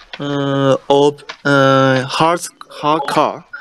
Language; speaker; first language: English; non-native, learner; Japanese